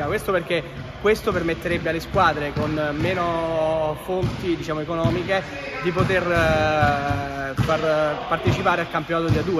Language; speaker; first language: Italian; native; Italian